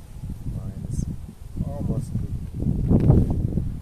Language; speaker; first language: English; non-native, learner; Turkish